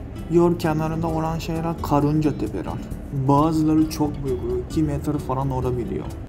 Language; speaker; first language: Turkish; non-native, fluent; Japanese